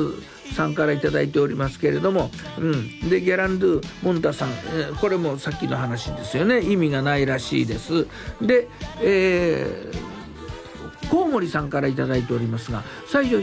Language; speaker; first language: Japanese; native; Japanese